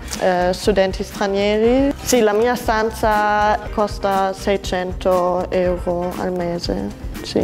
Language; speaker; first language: Italian; non-native, learner; German